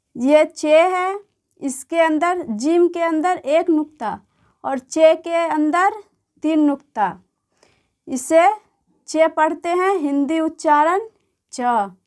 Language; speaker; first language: Hindi; native; Hindi